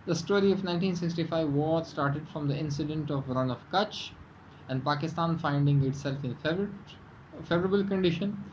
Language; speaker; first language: English; non-native, local second language; Urdu